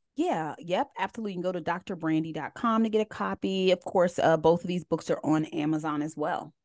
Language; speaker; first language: English; native; English